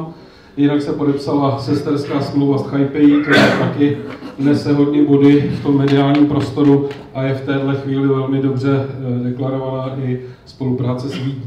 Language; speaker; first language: Czech; native; Czech